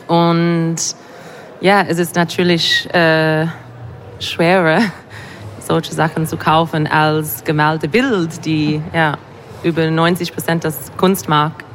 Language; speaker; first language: German; non-native, fluent; English